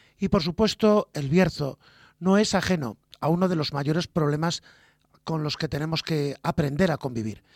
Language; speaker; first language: Spanish; native; Spanish